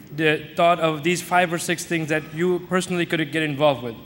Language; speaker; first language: English; native; English